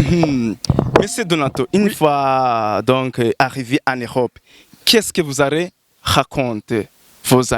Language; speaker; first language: French; non-native, local second language; Rundi